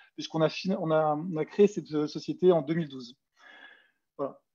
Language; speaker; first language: French; native; French